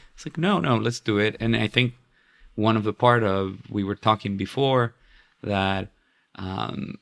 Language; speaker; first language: English; non-native, fluent; Spanish